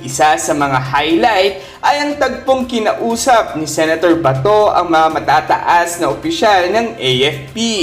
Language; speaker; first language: Filipino; native; Filipino